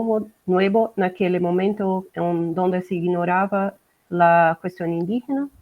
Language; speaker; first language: Spanish; non-native, learner; Portuguese